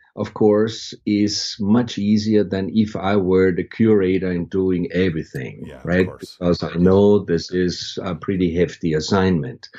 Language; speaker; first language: English; non-native, fluent; German